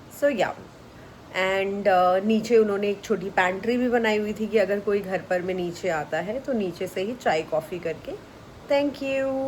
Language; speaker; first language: Hindi; native; Hindi